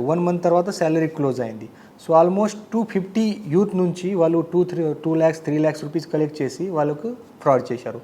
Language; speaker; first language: Telugu; non-native, fluent; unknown